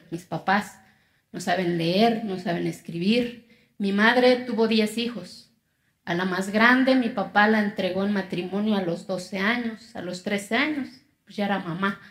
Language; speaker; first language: Spanish; non-native, local second language; Zapotec